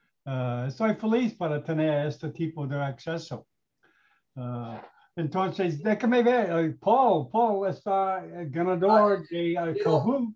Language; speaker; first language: Spanish; non-native, learner; English